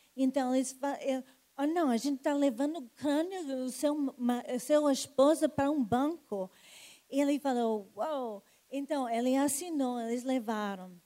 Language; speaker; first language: Portuguese; non-native, fluent; English